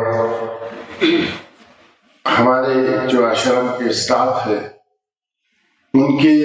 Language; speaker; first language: Hindi; non-native, local second language; Ladakhi